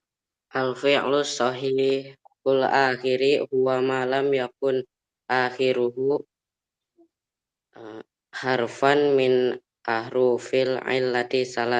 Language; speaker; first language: Arabic; non-native, learner; Indonesian